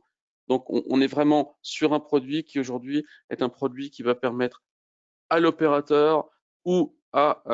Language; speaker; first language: French; native; French